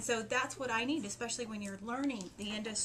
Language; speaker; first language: English; native; English